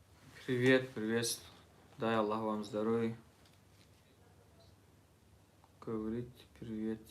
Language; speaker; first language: Russian; non-native, learner; Tajik